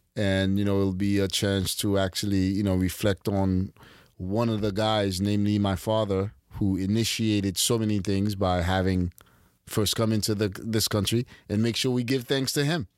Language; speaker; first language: English; early bilingual, other home language; Haitian Creole